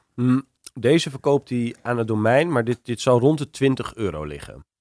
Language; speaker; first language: Dutch; native; Dutch